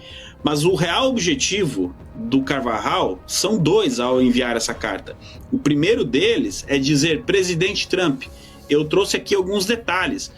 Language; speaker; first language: Portuguese; native; Portuguese